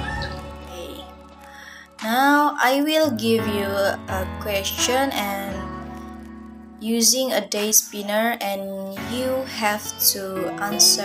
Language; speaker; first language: English; non-native, learner; Indonesian